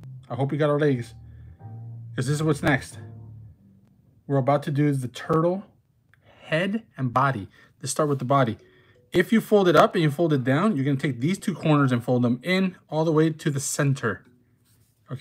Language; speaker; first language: English; early bilingual, other home language; Spanish